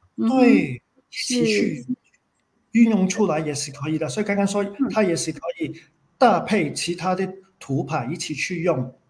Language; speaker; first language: Chinese; non-native, fluent; Cantonese